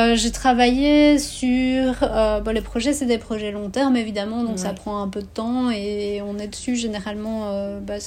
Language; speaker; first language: French; native; French